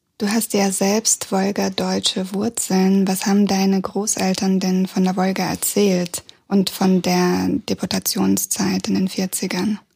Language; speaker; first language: German; early bilingual, other home language; Russian